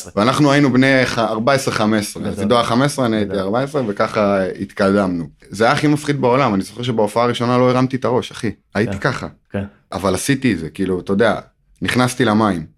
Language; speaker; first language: Hebrew; native; Hebrew